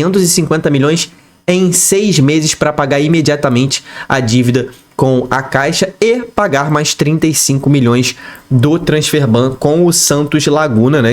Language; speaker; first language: Portuguese; native; Portuguese